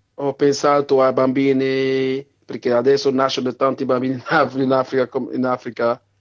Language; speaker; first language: Italian; non-native, learner; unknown